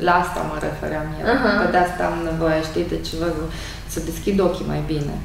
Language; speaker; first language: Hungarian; non-native, learner; Romanian